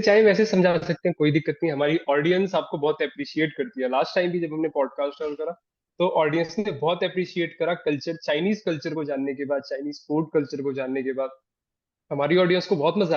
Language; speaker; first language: Hindi; native; Hindi